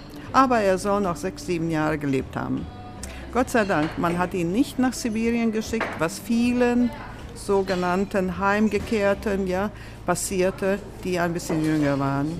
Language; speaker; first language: German; early bilingual, other home language; Latvian